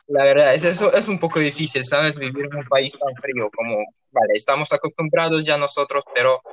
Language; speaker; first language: Spanish; non-native, fluent; Russian